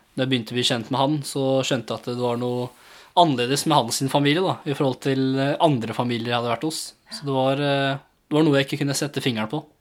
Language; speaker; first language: Norwegian; early bilingual, other home language; English